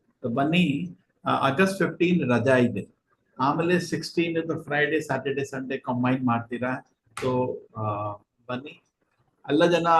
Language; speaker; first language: Kannada; non-native, learner; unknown